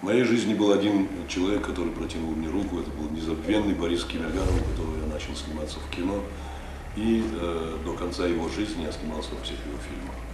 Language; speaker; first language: Russian; native; Russian